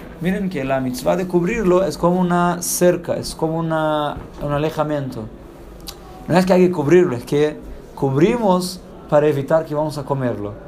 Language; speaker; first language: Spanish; non-native, fluent; Portuguese